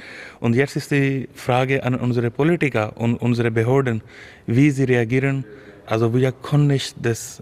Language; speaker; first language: German; non-native, fluent; Urdu